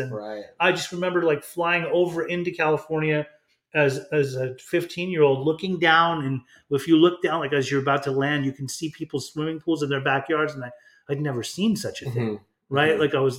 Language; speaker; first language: English; early bilingual, other home language; German